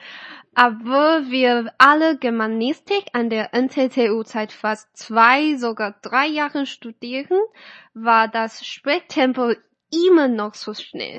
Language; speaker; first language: German; non-native, fluent; Chinese